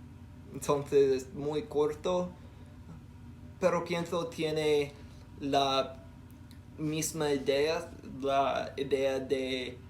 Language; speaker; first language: Spanish; non-native, learner; English